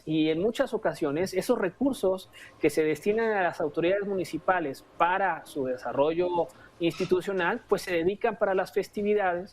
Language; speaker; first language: Spanish; native; Spanish